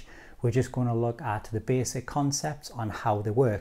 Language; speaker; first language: English; native; English